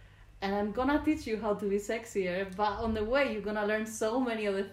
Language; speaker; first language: English; non-native, fluent; Spanish